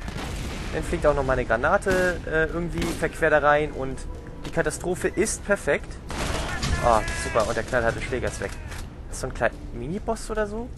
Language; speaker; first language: German; native; German